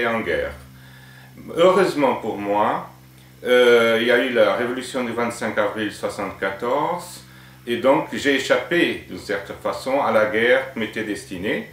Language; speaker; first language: French; non-native, fluent; Portuguese